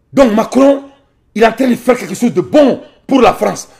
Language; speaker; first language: French; non-native, local second language; Bambara